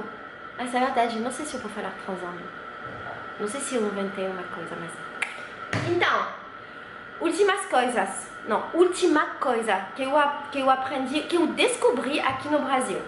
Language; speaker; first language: Portuguese; non-native, fluent; French